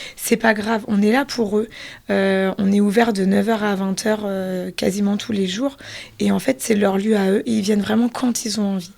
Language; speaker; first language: French; native; French